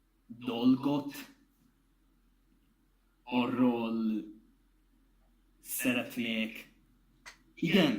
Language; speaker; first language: Hungarian; non-native, learner; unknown